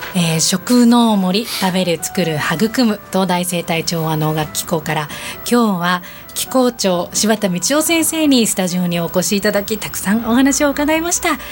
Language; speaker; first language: Japanese; native; Japanese